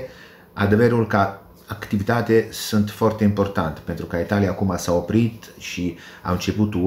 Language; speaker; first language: Romanian; non-native, learner; Italian